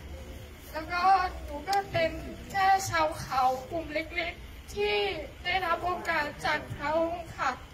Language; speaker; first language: Thai; non-native, local second language; Hmong